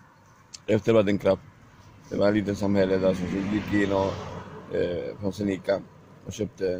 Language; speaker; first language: Swedish; non-native, learner; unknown